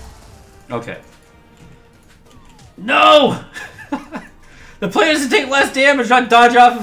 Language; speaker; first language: English; native; English